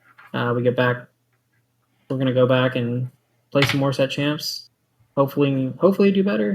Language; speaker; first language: English; native; English